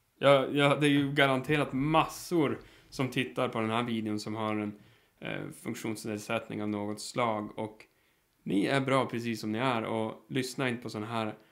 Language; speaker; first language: Swedish; native; Swedish